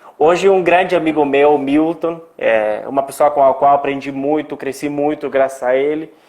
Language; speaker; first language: Portuguese; non-native, fluent; Spanish